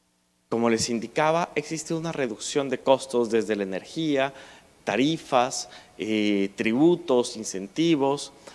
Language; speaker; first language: Spanish; native; Spanish